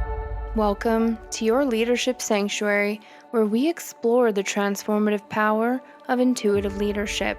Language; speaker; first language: English; native; English